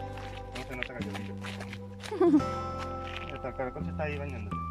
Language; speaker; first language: Spanish; native; Spanish